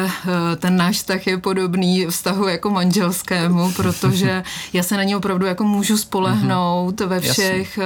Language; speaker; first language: Czech; native; Czech